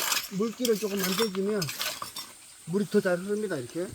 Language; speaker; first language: Korean; native; Korean